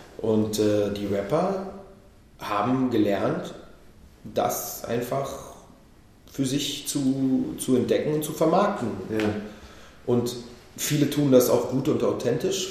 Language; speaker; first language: German; early bilingual, other home language; Hebrew